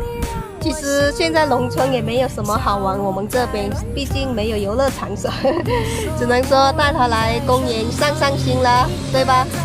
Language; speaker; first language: Chinese; non-native, local second language; Cantonese